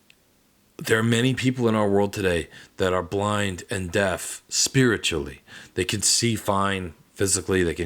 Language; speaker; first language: English; native; English